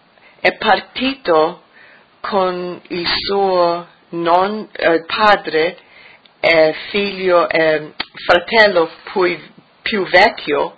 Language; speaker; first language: Italian; early bilingual, heritage; English